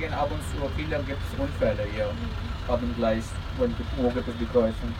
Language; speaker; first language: German; non-native, learner; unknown